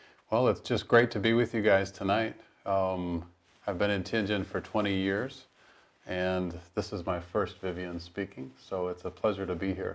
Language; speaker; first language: English; native; English